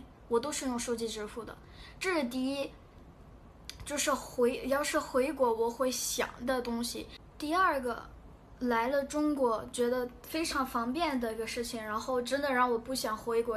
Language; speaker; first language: Chinese; non-native, fluent; Korean